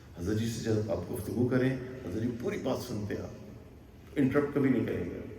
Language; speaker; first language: Urdu; non-native, local second language; Punjabi